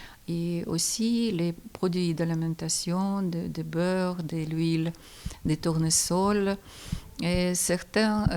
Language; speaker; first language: French; non-native, fluent; Ukrainian